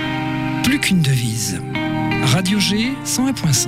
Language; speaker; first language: French; native; French